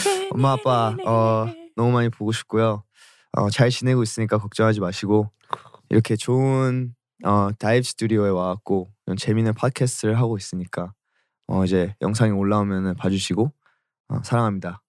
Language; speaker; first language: Korean; early bilingual, heritage; Korean